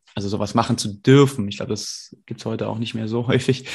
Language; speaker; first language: German; native; German